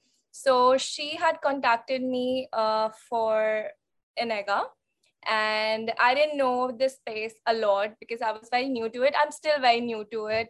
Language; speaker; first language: English; non-native, local second language; Hindi